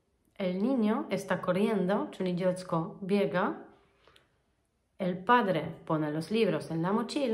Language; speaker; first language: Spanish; non-native, fluent; Polish